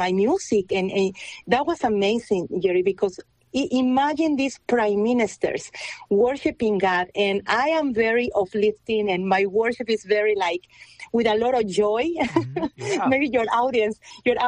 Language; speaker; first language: English; non-native, fluent; Spanish